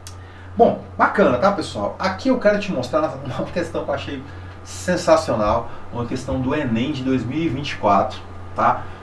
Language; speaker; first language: Portuguese; native; Portuguese